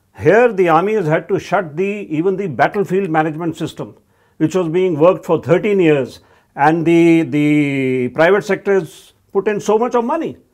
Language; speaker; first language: English; non-native, local second language; Hindi